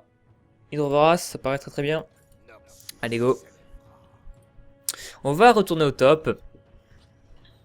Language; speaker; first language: French; native; French